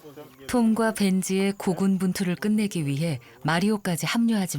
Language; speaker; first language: Korean; native; Korean